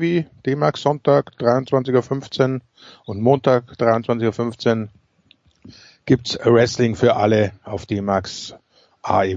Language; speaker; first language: German; native; German